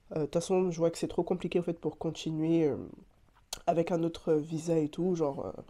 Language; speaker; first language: French; native; French